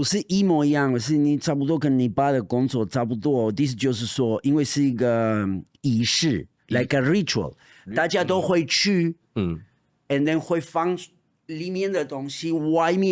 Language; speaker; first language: Chinese; non-native, fluent; Spanish